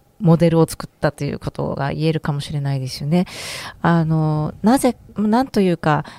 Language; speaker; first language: Japanese; native; Japanese